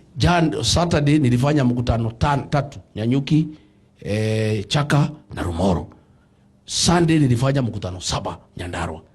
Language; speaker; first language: Swahili; non-native, local second language; Kikuyu